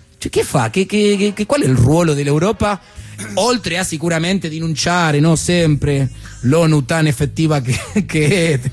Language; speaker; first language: Italian; non-native, fluent; Spanish